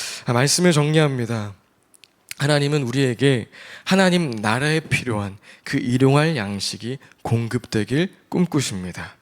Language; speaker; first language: Korean; native; Korean